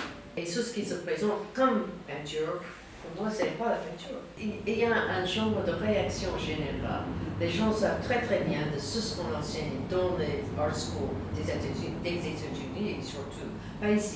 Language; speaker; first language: French; non-native, fluent; English